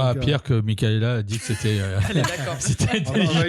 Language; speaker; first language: French; native; French